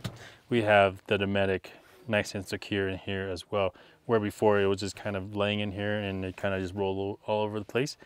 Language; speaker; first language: English; native; English